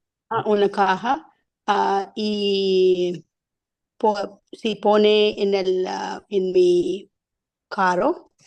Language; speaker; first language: Spanish; non-native, learner; English